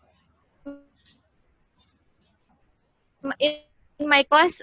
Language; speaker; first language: English; non-native, learner; Indonesian